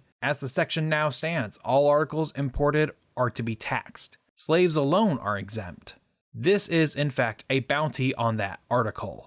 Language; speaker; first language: English; native; English